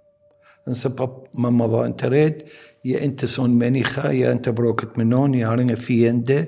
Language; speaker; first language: Swedish; non-native, learner; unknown